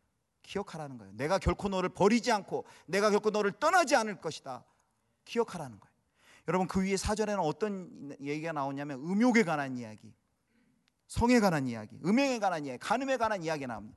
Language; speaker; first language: Korean; native; Korean